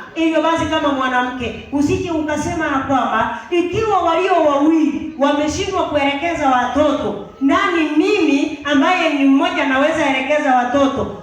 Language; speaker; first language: Swahili; non-native, local second language; Gusii